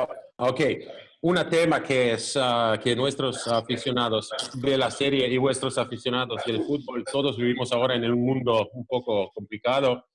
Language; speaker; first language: Spanish; non-native, fluent; Croatian